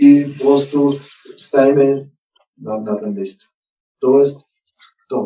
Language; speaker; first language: Polish; non-native, learner; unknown